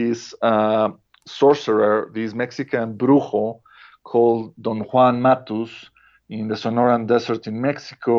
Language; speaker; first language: English; non-native, fluent; Spanish